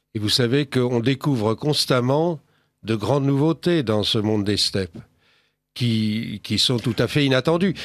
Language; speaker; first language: French; native; French